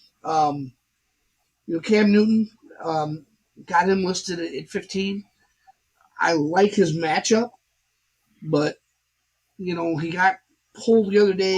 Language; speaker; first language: English; native; English